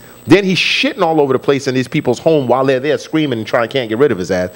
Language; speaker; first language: English; native; English